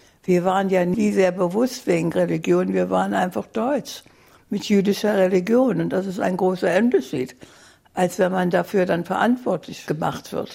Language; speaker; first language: German; native; German